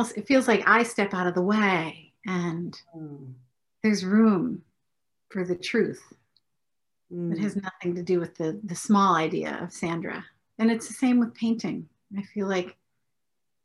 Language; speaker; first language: English; native; English